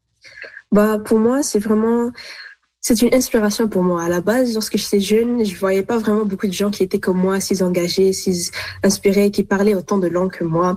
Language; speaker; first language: French; non-native, local second language; Arabic